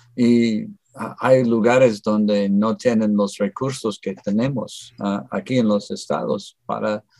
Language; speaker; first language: Spanish; non-native, fluent; English